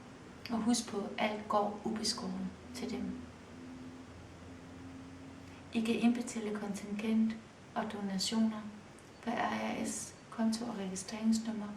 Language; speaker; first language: Danish; early bilingual, other home language; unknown